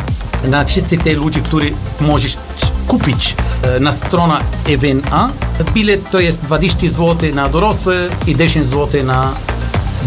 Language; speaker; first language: Polish; non-native, learner; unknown